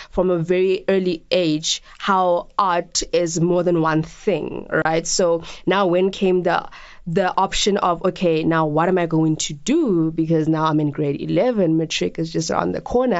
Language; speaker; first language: English; non-native, local second language; Tswana